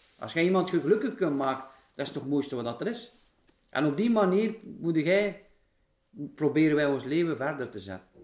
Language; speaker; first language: Dutch; early bilingual, other home language; Turkish